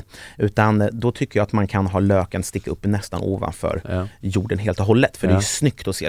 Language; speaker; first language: Swedish; native; Swedish